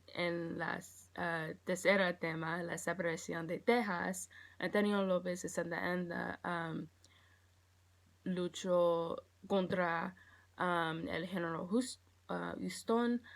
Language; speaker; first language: Spanish; non-native, learner; English